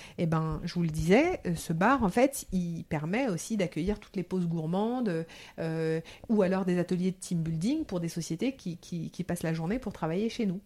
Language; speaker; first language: French; early bilingual, heritage; French